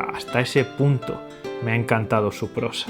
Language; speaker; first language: Spanish; native; Spanish